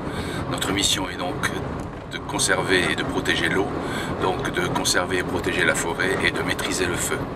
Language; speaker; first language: French; native; French